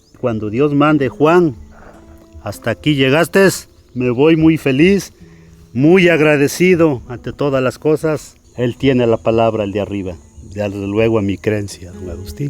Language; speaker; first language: Spanish; native; Spanish